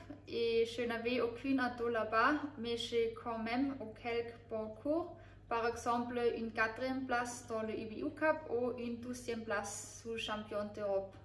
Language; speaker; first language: French; non-native, learner; German